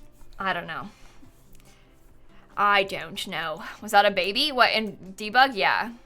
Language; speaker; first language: English; native; English